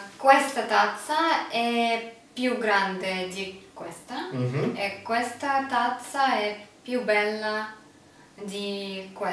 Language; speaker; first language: Italian; non-native, learner; English